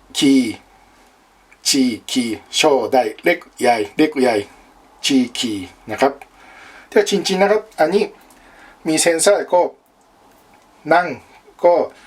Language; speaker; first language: Thai; non-native, learner; Japanese